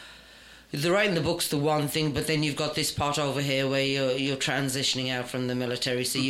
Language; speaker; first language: English; native; English